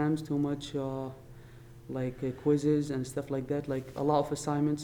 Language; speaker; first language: English; non-native, fluent; Arabic